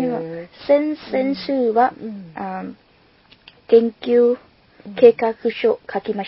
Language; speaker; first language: Japanese; non-native, learner; Lao